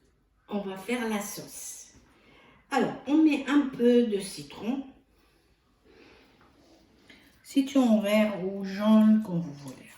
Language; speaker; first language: French; non-native, fluent; Arabic